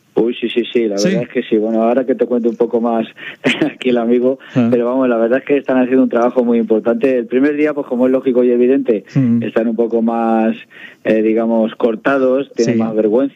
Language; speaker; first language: Spanish; native; Spanish